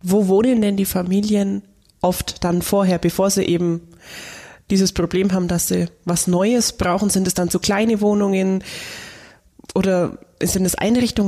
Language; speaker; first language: German; native; German